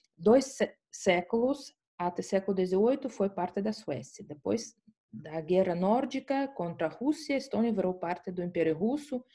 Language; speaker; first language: Portuguese; non-native, fluent; Estonian